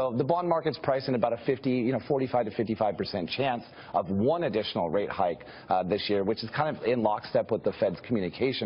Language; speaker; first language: English; native; English